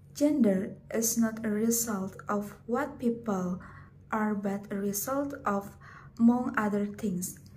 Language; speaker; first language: English; non-native, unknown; Indonesian